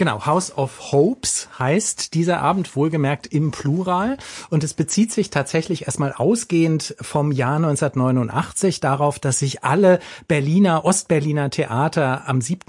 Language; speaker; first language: German; native; German